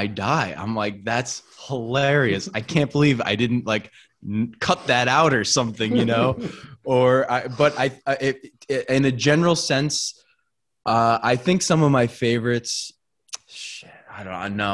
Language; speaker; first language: English; native; English